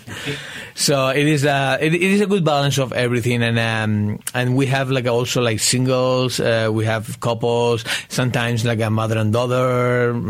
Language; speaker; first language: English; non-native, fluent; Spanish